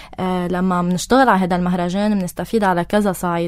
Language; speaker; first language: Arabic; native; Arabic